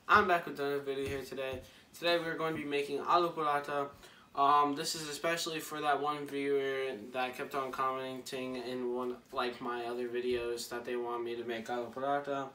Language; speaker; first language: English; early bilingual, other home language; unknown